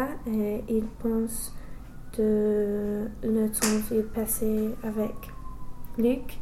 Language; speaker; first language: French; non-native, learner; English